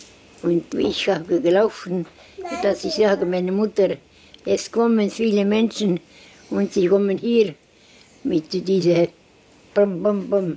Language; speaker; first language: German; non-native, learner; Estonian